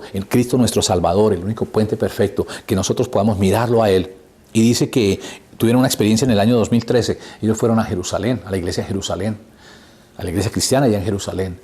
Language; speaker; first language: Spanish; native; Spanish